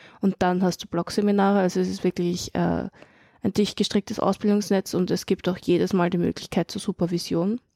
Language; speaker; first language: German; native; German